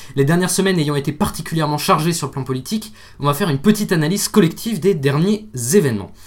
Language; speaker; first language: French; native; French